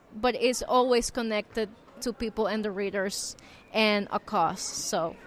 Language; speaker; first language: English; non-native, fluent; Spanish